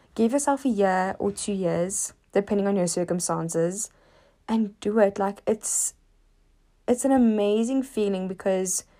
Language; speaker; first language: English; native; English